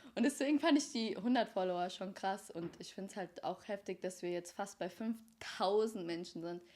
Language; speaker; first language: German; early bilingual, other home language; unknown